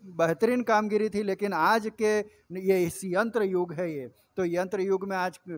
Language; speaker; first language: Hindi; non-native, local second language; Gujarati